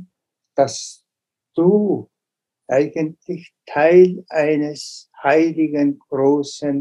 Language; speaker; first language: German; non-native, fluent; Tuvinian